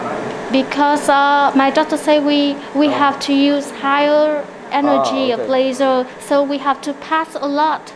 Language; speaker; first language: English; non-native, learner; Vietnamese